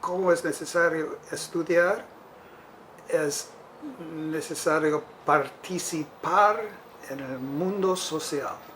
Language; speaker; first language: Spanish; non-native, fluent; English